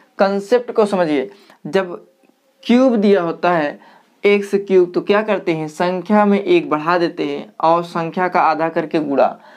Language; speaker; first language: Hindi; native; Hindi